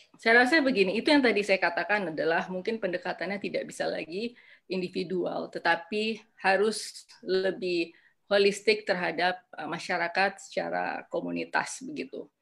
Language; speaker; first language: Indonesian; native; Indonesian